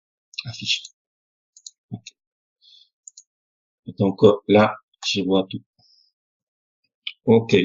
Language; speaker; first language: French; non-native, fluent; Spanish